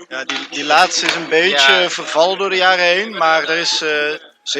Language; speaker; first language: Dutch; native; Dutch